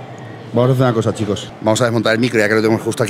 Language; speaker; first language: Spanish; native; Spanish